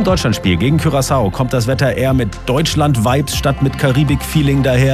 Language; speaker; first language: German; native; German